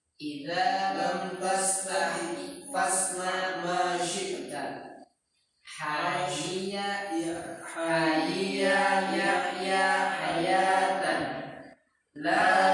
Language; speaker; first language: Arabic; non-native, fluent; Indonesian